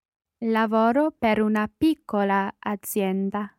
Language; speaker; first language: Italian; non-native, learner; English